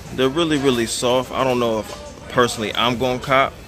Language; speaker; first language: English; native; English